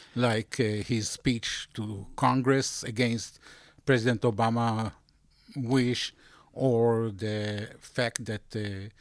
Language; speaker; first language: English; non-native, fluent; Hebrew